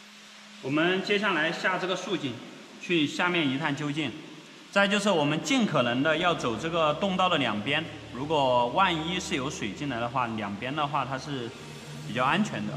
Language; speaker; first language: Chinese; native; Chinese